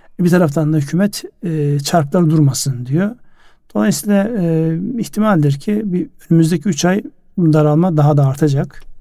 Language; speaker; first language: Turkish; native; Turkish